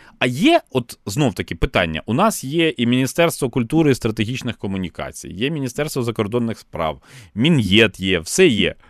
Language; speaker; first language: Ukrainian; non-native, local second language; Russian